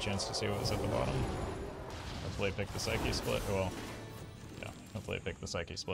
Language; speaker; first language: English; native; English